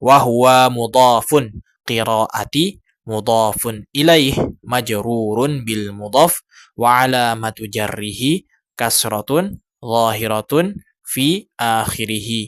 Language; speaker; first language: Arabic; non-native, fluent; Indonesian